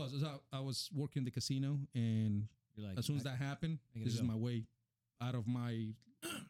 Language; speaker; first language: English; non-native, fluent; Spanish